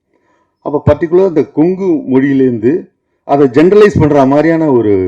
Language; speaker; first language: Tamil; native; Tamil